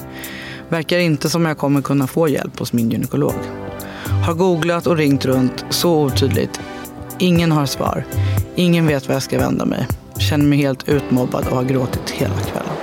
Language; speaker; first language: Swedish; native; Swedish